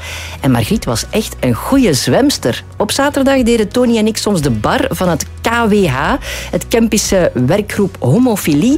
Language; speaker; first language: Dutch; native; Dutch